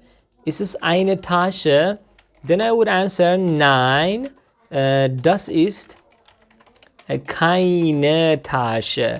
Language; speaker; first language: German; non-native, learner; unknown